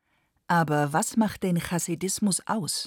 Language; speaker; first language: German; native; German